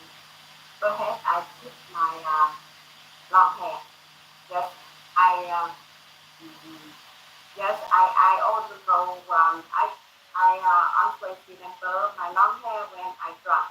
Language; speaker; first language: English; non-native, learner; Thai